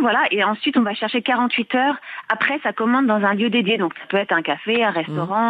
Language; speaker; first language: French; native; French